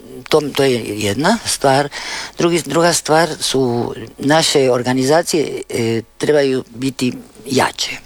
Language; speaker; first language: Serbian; early bilingual, heritage; Spanish